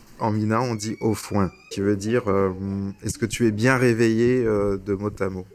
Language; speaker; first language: French; early bilingual, other home language; Ewe